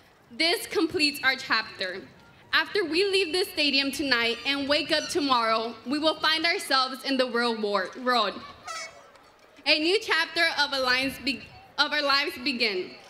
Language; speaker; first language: English; early bilingual, other home language; Spanish